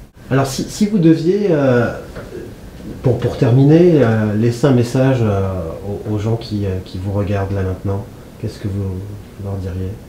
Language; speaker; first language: French; native; French